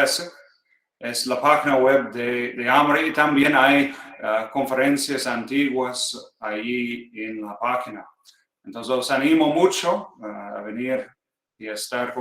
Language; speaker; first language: Spanish; non-native, fluent; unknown